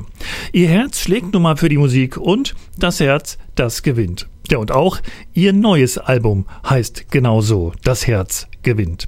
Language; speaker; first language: German; native; German